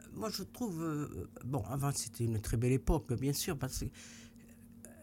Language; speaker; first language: French; native; French